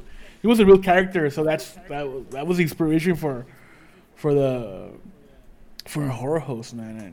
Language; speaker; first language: English; early bilingual, other home language; Spanish